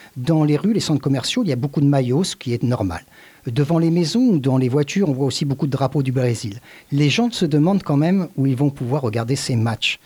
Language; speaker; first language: French; native; French